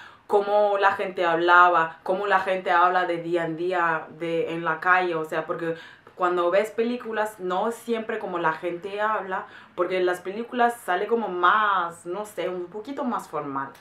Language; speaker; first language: Spanish; non-native, fluent; German